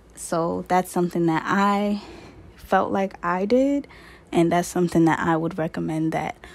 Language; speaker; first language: English; native; English